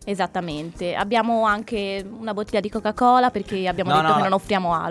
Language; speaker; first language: Italian; native; Italian